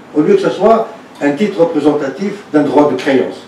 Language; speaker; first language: French; non-native, local second language; Arabic